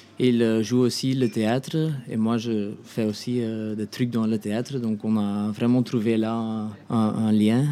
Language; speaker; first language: French; non-native, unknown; Dutch